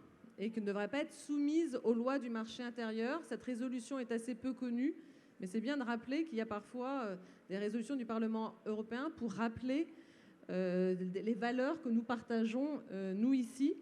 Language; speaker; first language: French; native; French